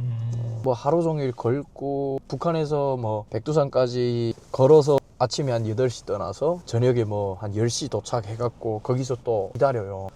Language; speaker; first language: Korean; native; Korean